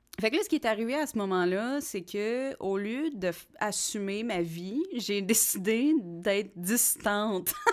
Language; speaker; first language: French; native; French